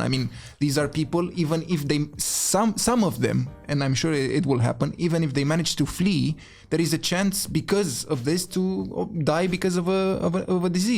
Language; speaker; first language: English; non-native, fluent; Romanian